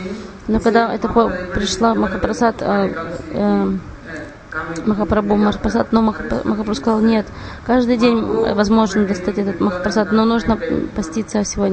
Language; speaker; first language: Russian; non-native, fluent; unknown